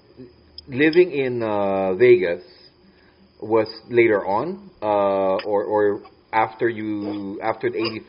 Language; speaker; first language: English; non-native, local second language; Filipino